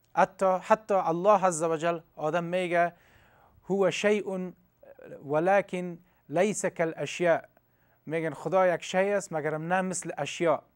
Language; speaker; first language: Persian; non-native, local second language; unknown